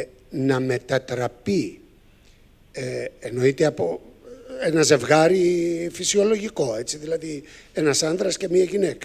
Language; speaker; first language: Greek; native; Greek